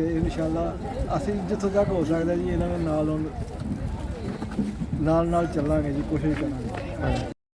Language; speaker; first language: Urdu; non-native, local second language; Punjabi